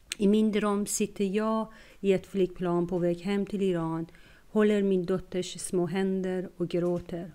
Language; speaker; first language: Swedish; non-native, fluent; Persian